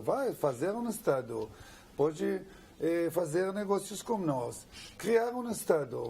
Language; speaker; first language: Portuguese; non-native, learner; Hebrew